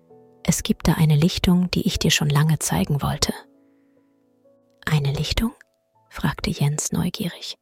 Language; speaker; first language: German; native; German